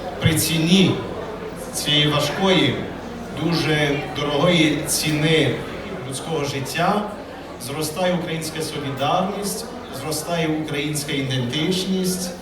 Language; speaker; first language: Ukrainian; early bilingual, heritage; Ukrainian